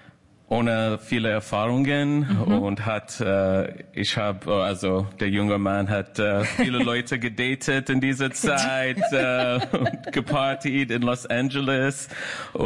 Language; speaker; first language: German; non-native, fluent; English